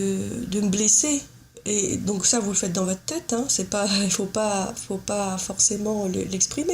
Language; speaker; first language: French; native; French